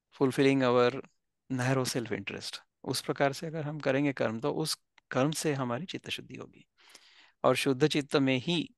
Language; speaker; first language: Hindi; non-native, local second language; Marathi